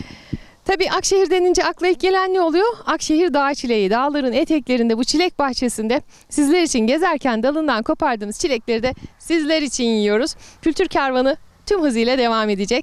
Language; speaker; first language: Turkish; native; Turkish